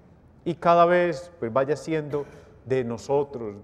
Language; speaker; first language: Spanish; native; Spanish